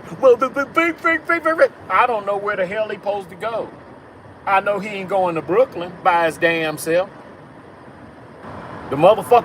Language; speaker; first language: English; native; English